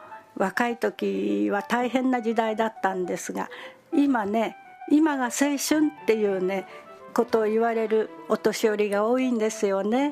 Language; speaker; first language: Japanese; native; Japanese